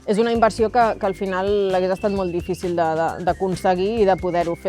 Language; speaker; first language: Catalan; native; Catalan